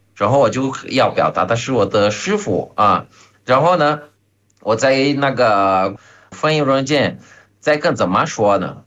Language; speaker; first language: Chinese; non-native, fluent; Portuguese